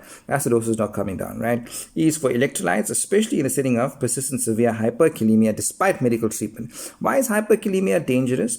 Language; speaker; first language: English; native; English